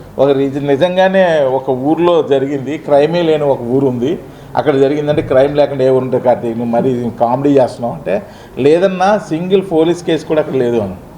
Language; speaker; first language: Telugu; native; Telugu